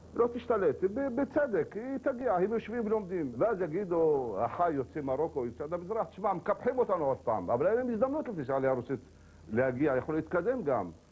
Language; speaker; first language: Hebrew; early bilingual, other home language; Arabic